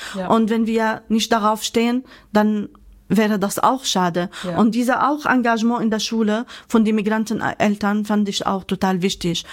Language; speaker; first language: German; non-native, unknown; Arabic